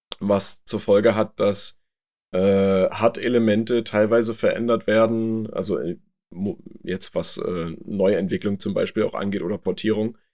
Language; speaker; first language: German; native; German